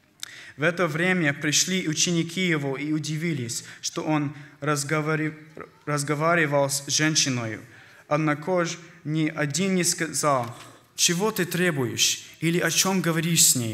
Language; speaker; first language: Russian; early bilingual, heritage; Russian